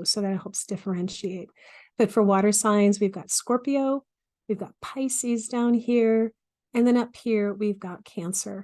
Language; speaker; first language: English; native; English